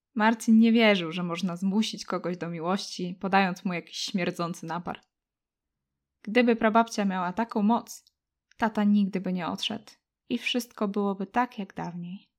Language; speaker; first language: Polish; native; Polish